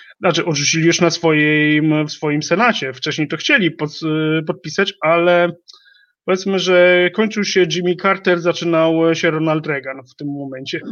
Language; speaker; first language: Polish; native; Polish